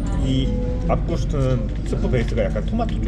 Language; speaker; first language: Korean; native; Korean